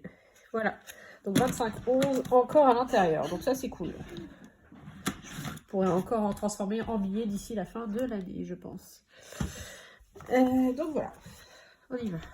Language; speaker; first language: French; native; French